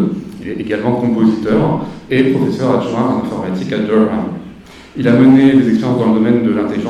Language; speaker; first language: French; native; French